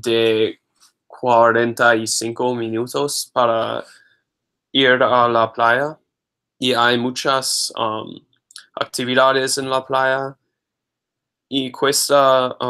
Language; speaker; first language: Spanish; non-native, learner; English